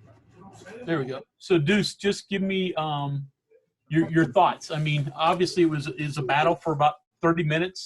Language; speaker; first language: English; native; English